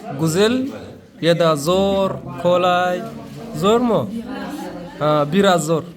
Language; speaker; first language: Turkish; non-native, learner; Arabic